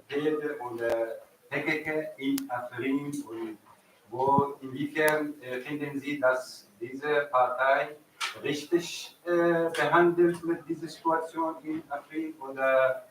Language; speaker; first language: German; non-native, learner; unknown